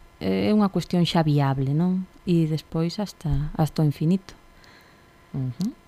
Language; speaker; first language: Galician; native; Galician